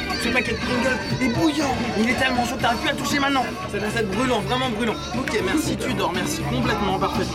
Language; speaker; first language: French; native; French